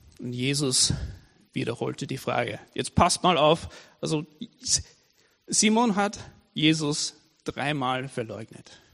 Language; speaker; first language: German; non-native, fluent; English